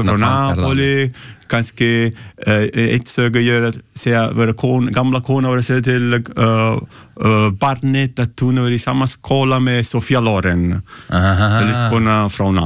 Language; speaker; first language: Icelandic; non-native, learner; Italian